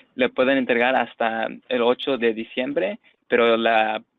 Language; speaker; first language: Spanish; non-native, fluent; English